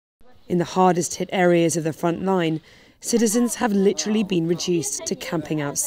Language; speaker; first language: English; native; English